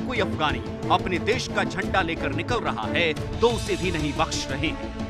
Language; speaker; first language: Hindi; native; Hindi